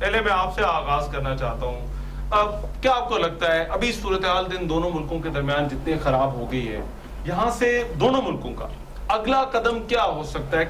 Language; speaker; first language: Urdu; native; Urdu